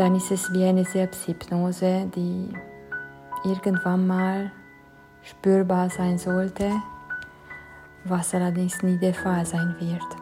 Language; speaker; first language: German; non-native, fluent; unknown